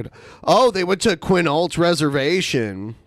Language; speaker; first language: English; native; English